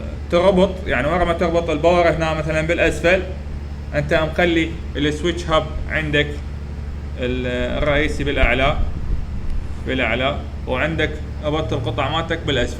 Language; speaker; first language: Arabic; native; Arabic